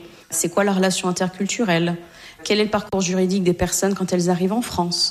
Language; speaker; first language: French; native; French